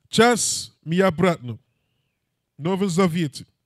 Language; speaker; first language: Russian; non-native, learner; English